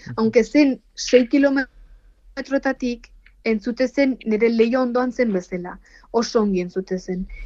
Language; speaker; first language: Basque; non-native, fluent; Ukrainian